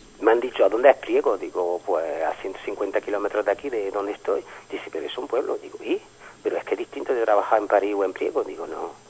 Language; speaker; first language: Spanish; early bilingual, heritage; Spanish